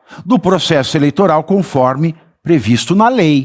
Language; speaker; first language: Portuguese; native; Portuguese